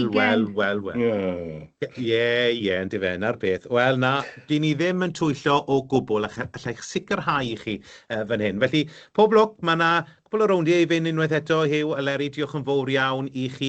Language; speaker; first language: Welsh; native; Welsh